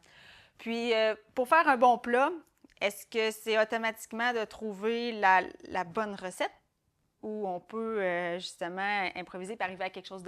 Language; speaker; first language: French; native; French